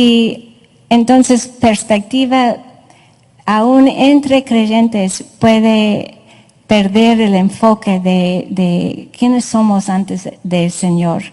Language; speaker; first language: Spanish; non-native, fluent; English